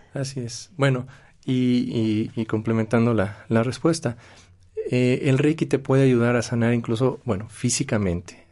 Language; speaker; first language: Spanish; native; Spanish